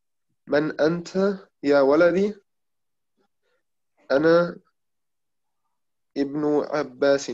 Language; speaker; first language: Arabic; non-native, learner; German